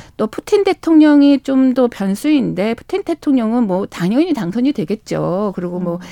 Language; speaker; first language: Korean; native; Korean